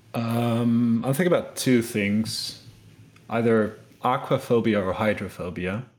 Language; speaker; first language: English; non-native, fluent; Dutch